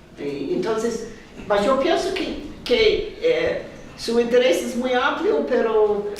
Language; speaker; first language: Spanish; non-native, fluent; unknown